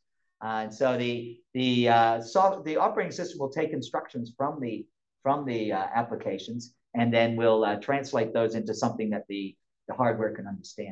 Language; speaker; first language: English; native; English